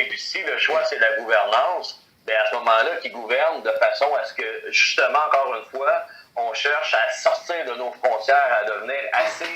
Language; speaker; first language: French; native; French